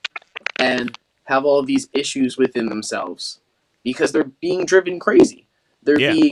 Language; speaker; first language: English; native; English